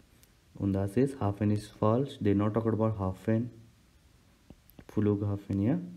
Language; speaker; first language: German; non-native, learner; Hindi